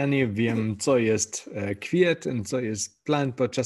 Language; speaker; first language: Polish; non-native, learner; English